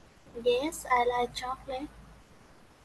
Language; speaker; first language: English; non-native, learner; Vietnamese